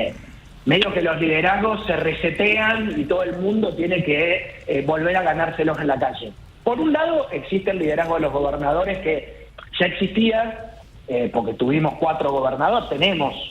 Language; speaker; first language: Spanish; native; Spanish